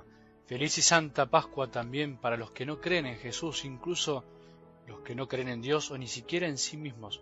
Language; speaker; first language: Spanish; native; Spanish